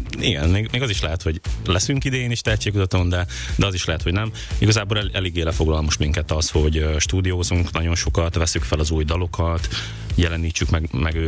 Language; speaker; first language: Hungarian; native; Hungarian